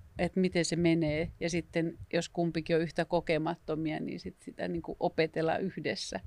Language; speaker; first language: Finnish; native; Finnish